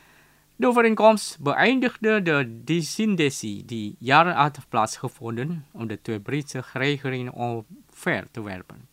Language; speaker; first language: Dutch; non-native, fluent; Indonesian